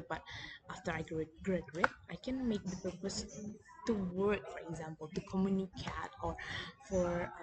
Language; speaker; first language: English; non-native, learner; Indonesian